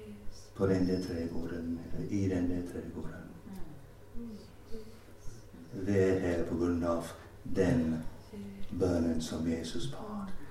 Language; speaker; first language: Swedish; non-native, fluent; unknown